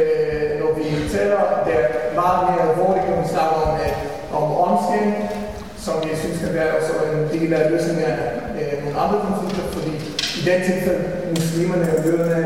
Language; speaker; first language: Danish; non-native, fluent; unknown